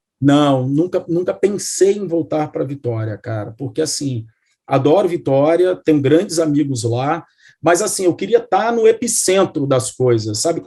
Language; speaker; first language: Portuguese; native; Portuguese